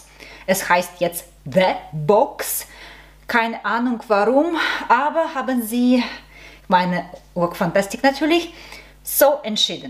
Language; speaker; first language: German; non-native, learner; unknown